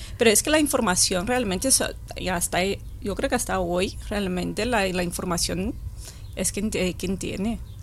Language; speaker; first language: Spanish; non-native, fluent; Portuguese